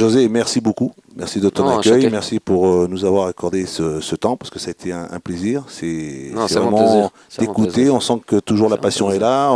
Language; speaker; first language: French; native; French